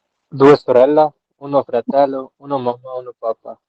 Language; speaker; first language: Italian; non-native, learner; Urdu